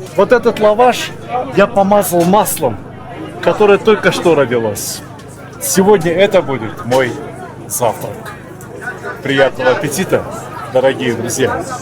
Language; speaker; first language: Russian; native; Russian